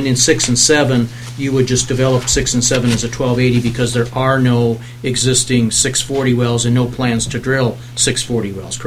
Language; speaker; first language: English; native; English